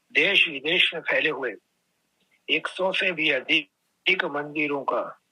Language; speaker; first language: Hindi; non-native, local second language; Gujarati